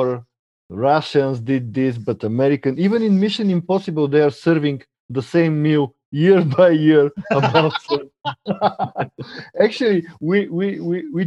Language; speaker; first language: English; non-native, fluent; Bulgarian